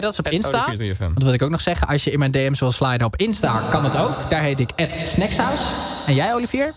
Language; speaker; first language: Dutch; native; Dutch